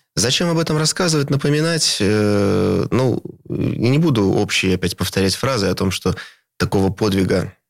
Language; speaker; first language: Russian; native; Russian